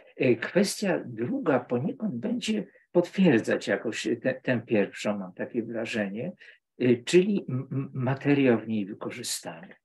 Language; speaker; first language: Polish; native; Polish